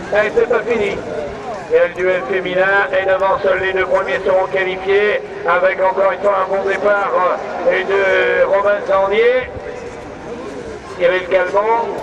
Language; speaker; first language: French; native; French